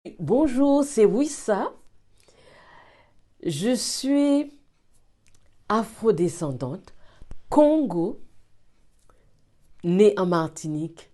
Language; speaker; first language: French; native; French